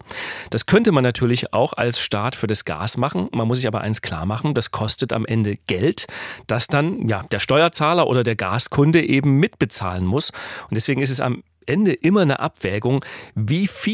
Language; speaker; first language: German; native; German